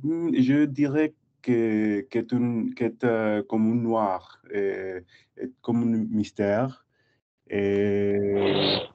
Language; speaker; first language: French; non-native, learner; English